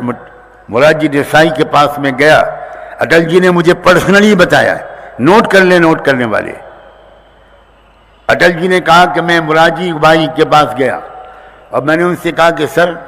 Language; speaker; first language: Urdu; native; Urdu